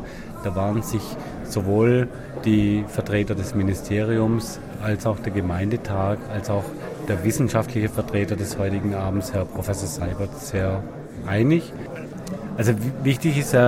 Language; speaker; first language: German; native; German